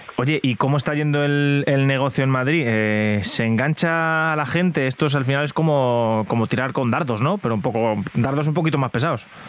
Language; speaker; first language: Spanish; native; Spanish